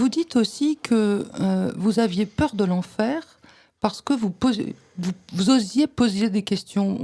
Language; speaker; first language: French; native; French